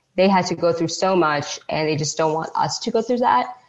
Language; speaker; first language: English; native; English